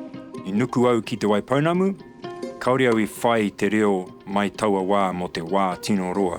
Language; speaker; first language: Māori; non-native, local second language; English